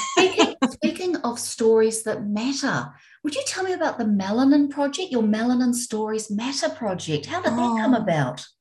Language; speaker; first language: English; native; English